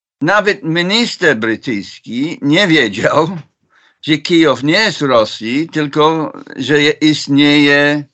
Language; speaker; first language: Polish; non-native, fluent; English